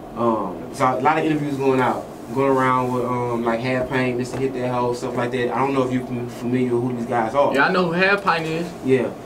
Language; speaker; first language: English; native; English